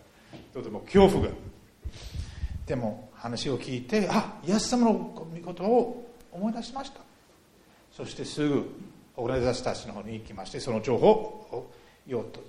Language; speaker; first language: Japanese; non-native, fluent; English